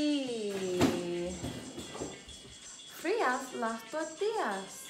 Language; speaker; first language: Spanish; non-native, learner; English